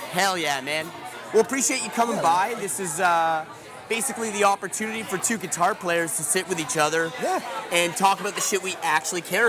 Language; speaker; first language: English; native; English